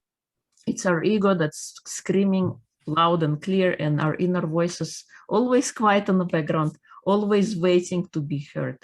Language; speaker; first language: English; non-native, fluent; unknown